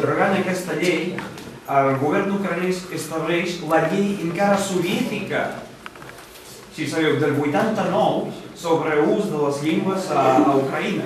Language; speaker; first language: Catalan; non-native, fluent; Ukrainian